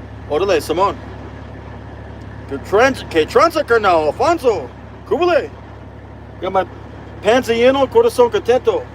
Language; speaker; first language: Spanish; non-native, learner; English